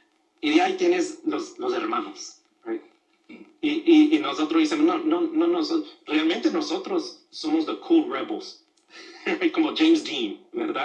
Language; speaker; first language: Spanish; early bilingual, other home language; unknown